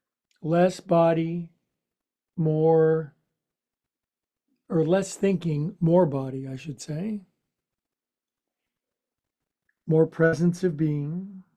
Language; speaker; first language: English; native; English